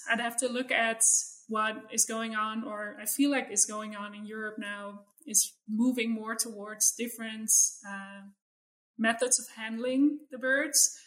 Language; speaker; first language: English; non-native, fluent; Dutch